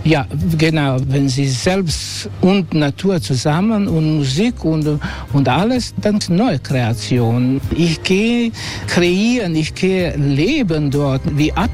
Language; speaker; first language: German; non-native, learner; Croatian